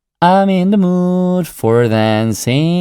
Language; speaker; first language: English; non-native, fluent; Korean